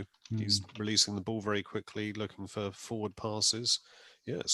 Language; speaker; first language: English; native; English